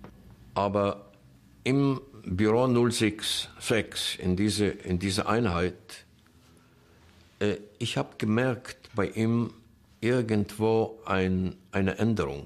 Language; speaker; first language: German; non-native, fluent; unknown